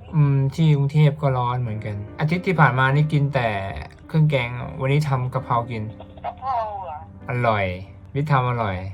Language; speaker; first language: Thai; native; Thai